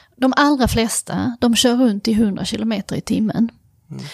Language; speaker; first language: Swedish; native; Swedish